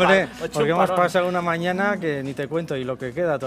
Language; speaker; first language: Spanish; native; Spanish